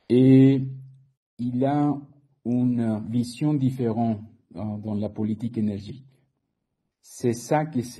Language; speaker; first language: French; non-native, fluent; Spanish